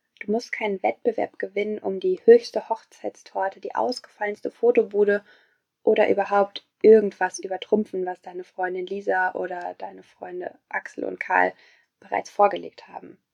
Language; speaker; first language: German; native; German